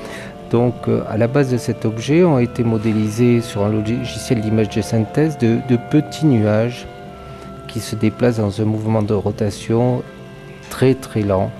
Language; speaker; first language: French; native; French